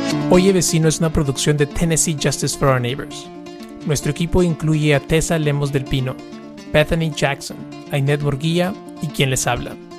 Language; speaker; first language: Spanish; native; Spanish